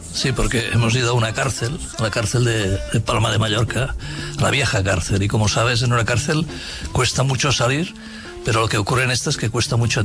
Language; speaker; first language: Spanish; native; Spanish